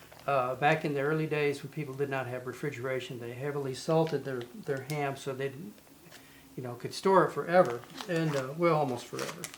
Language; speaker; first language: English; native; English